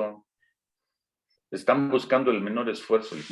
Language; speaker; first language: Spanish; native; Spanish